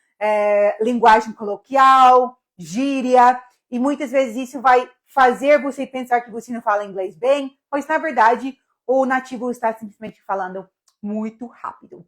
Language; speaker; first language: Portuguese; non-native, fluent; English